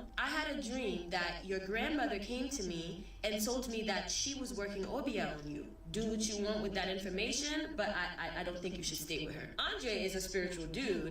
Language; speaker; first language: English; early bilingual, other home language; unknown